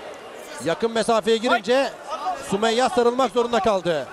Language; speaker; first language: Turkish; native; Turkish